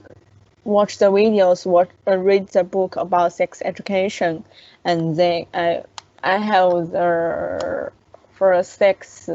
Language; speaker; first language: English; non-native, learner; Chinese